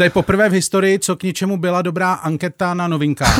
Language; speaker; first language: Czech; native; Czech